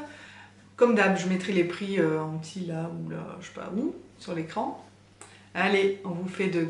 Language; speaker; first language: French; native; French